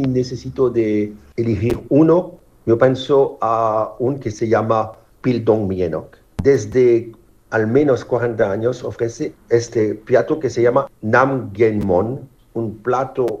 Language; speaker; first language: Spanish; non-native, learner; French